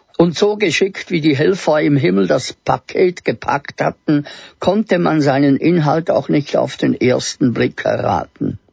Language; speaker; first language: German; native; German